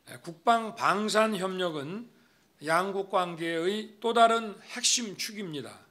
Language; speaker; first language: Korean; native; Korean